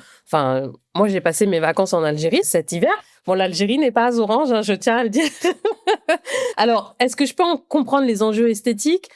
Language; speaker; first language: French; native; French